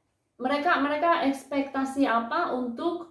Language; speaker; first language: Indonesian; non-native, fluent; Spanish